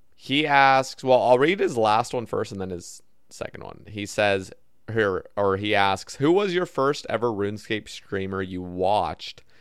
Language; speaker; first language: English; native; English